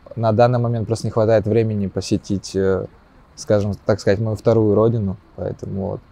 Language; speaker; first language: Russian; native; Russian